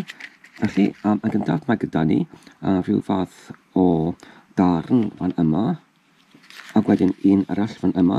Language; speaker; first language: Welsh; non-native, learner; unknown